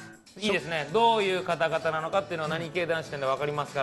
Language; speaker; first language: Japanese; native; Japanese